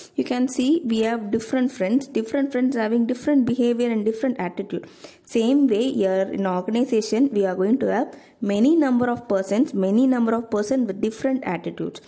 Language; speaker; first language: English; non-native, local second language; Tamil